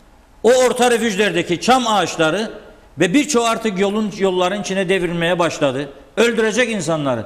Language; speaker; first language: Turkish; native; Turkish